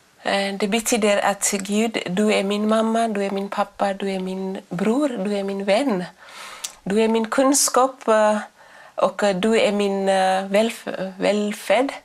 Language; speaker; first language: Swedish; non-native, fluent; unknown